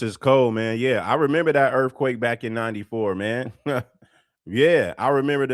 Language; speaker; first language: English; native; English